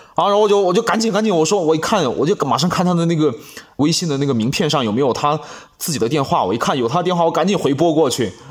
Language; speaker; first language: Chinese; non-native, local second language; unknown